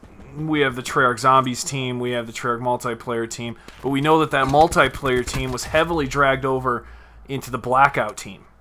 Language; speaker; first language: English; native; English